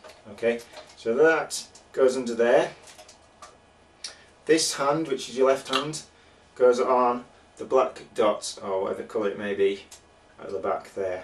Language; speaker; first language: English; native; English